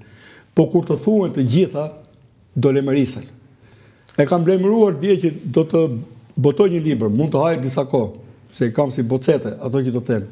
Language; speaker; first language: Albanian; native; Albanian